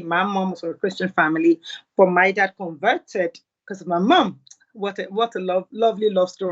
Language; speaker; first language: English; non-native, local second language; Yoruba